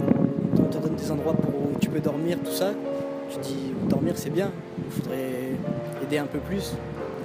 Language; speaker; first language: French; native; French